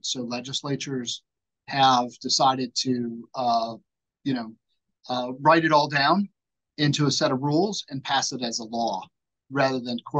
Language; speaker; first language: English; native; English